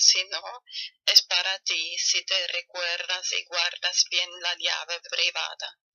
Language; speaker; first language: Spanish; non-native, fluent; German